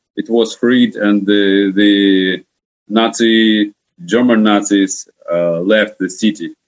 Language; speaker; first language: English; non-native, fluent; Ukrainian